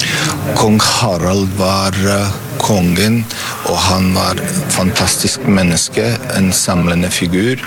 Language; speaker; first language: Norwegian; non-native, fluent; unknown